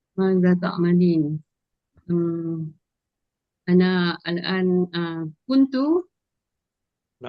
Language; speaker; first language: Arabic; non-native, learner; Malay